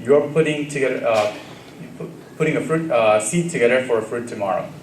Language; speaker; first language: English; early bilingual, other home language; Gujarati